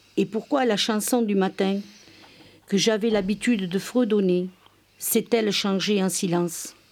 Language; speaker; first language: French; non-native, fluent; Arabic